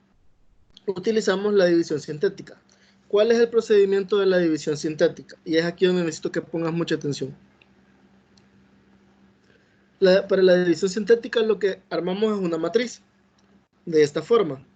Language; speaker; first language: Spanish; native; Spanish